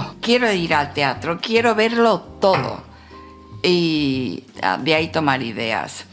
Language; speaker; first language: Spanish; non-native, fluent; French